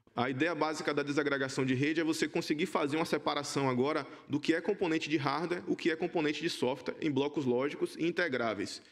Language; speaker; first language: Portuguese; native; Portuguese